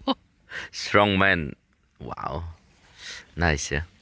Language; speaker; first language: English; non-native, learner; Lao